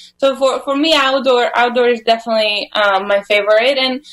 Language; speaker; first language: English; non-native, fluent; Greek